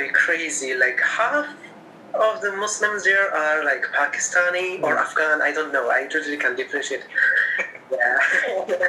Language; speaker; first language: English; non-native, local second language; Japanese